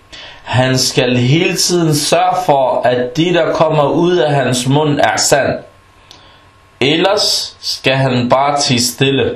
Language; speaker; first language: Danish; early bilingual, other home language; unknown